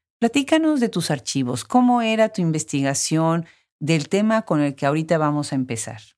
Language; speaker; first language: Spanish; native; Spanish